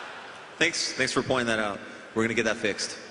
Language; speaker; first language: English; native; English